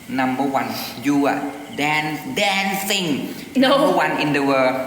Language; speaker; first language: English; non-native, learner; Thai